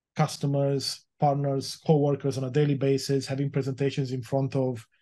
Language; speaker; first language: English; early bilingual, other home language; Romanian